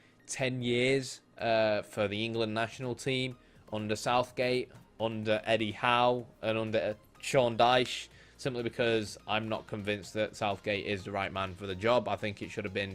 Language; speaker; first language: English; native; English